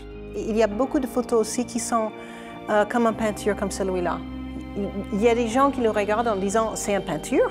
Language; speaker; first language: French; non-native, fluent; English